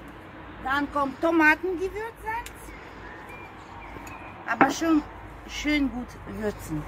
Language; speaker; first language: German; non-native, fluent; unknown